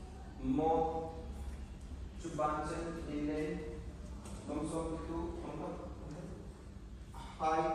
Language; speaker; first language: Vietnamese; non-native, learner; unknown